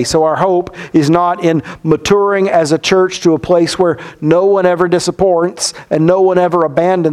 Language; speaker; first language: English; native; English